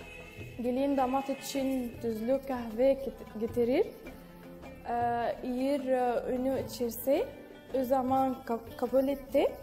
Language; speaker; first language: Turkish; non-native, learner; Arabic